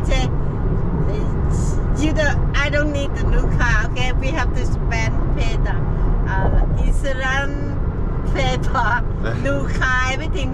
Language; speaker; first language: English; non-native, learner; Vietnamese